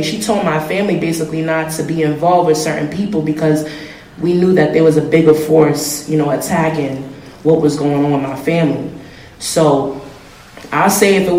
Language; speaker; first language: English; native; English